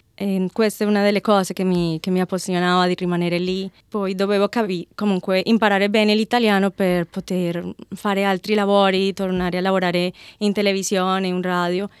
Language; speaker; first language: Italian; non-native, fluent; Spanish